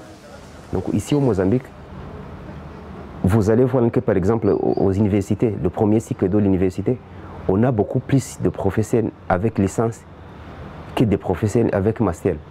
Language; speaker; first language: French; non-native, fluent; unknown